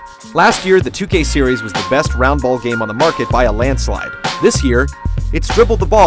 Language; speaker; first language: English; native; English